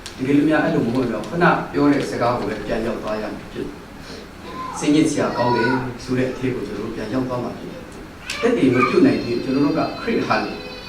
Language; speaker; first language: Burmese; non-native, local second language; Kachin